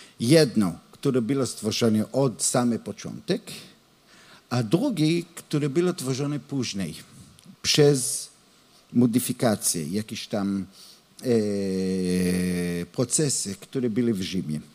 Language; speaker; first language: Polish; non-native, learner; Hebrew